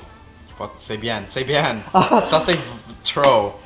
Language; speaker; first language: French; non-native, learner; English